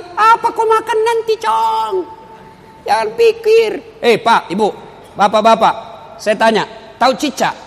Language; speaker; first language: Indonesian; non-native, local second language; Buginese